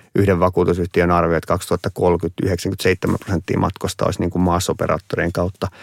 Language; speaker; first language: Finnish; native; Finnish